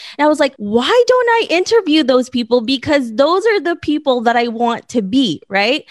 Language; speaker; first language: English; early bilingual, other home language; Filipino